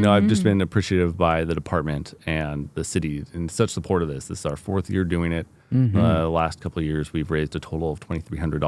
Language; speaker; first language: English; native; English